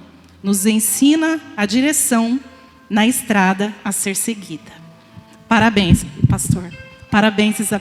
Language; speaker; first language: Portuguese; native; Portuguese